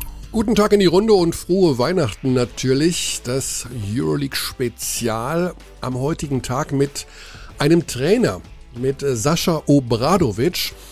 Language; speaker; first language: German; native; German